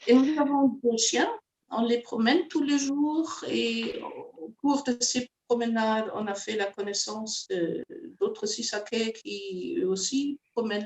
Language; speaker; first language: French; non-native, fluent; German